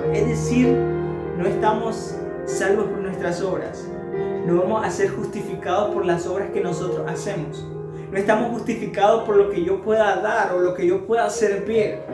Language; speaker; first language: Spanish; native; Spanish